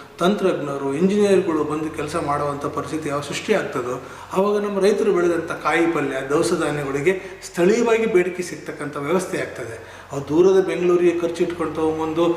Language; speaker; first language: Kannada; native; Kannada